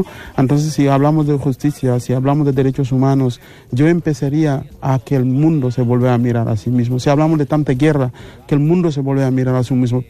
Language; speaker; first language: Spanish; non-native, fluent; Wolof